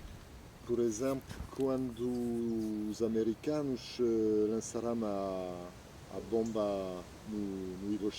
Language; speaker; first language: Portuguese; non-native, fluent; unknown